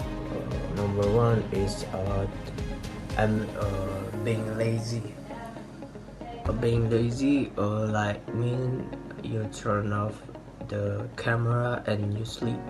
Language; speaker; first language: English; non-native, learner; Indonesian